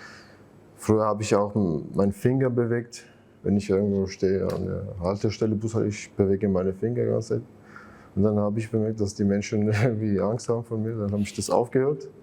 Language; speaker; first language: German; non-native, fluent; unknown